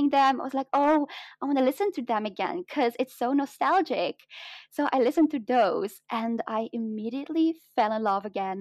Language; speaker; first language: English; non-native, fluent; Dutch